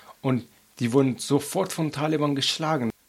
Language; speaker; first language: German; non-native, learner; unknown